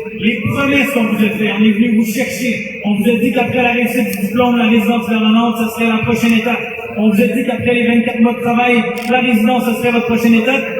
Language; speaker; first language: French; native; French